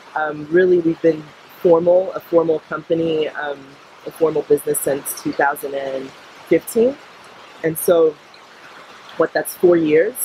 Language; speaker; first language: English; native; English